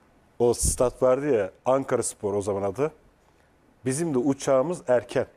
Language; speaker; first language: Turkish; native; Turkish